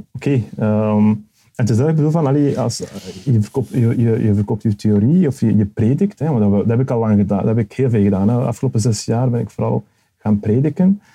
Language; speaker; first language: Dutch; early bilingual, other home language; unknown